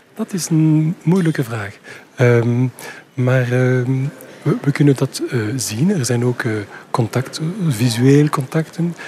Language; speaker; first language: Dutch; non-native, local second language; French